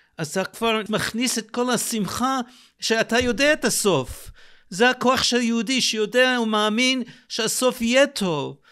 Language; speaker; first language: Hebrew; non-native, fluent; English